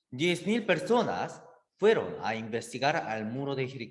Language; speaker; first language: Spanish; native; Spanish